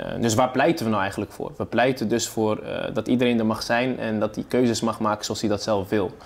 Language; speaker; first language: Dutch; early bilingual, other home language; Arabic